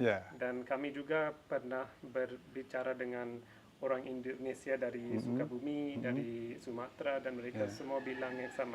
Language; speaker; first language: Indonesian; non-native, fluent; English